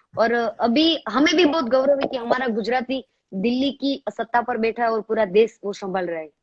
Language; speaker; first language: Hindi; non-native, local second language; Gujarati